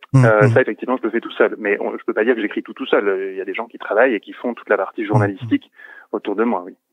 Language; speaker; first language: French; native; French